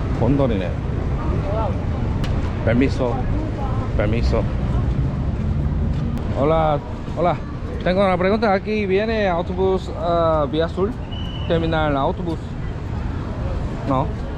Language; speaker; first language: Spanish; non-native, learner; Korean